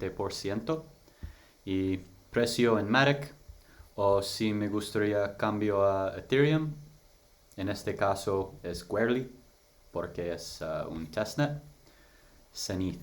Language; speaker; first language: Spanish; non-native, learner; English